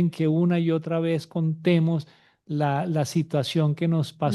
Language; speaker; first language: Spanish; native; Spanish